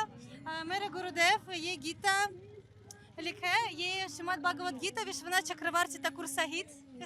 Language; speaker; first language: Hindi; non-native, learner; Russian